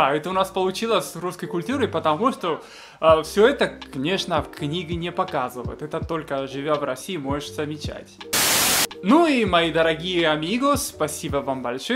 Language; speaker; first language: Russian; non-native, fluent; Spanish